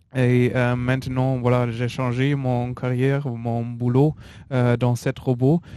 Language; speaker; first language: French; non-native, learner; German